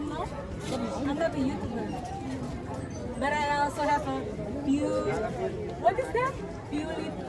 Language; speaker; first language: English; non-native, learner; Indonesian